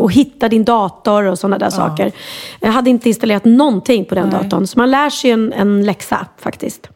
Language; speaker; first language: Swedish; native; Swedish